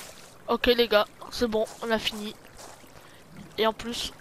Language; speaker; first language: French; native; French